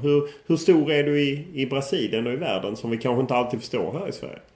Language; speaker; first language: Swedish; native; Swedish